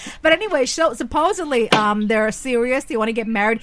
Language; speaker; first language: English; early bilingual, other home language; Spanish